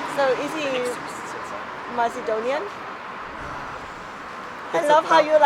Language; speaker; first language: English; non-native, fluent; Thai